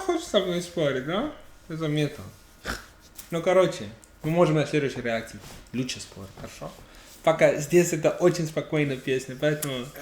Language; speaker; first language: Russian; non-native, learner; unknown